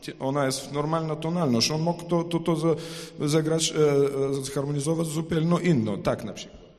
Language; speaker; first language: Polish; non-native, fluent; Ukrainian